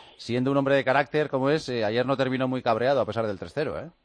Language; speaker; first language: Spanish; native; Spanish